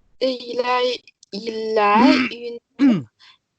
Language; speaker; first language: French; non-native, learner; Chinese